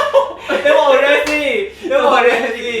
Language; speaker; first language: Japanese; non-native, learner; Vietnamese